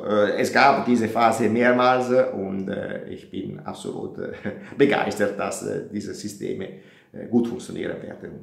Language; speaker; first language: German; non-native, fluent; Italian